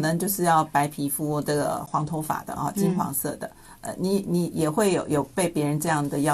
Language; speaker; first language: Chinese; native; Chinese